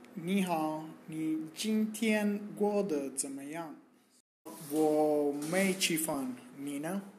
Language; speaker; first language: Chinese; non-native, learner; Italian